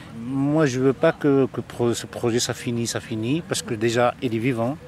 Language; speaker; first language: French; non-native, local second language; Arabic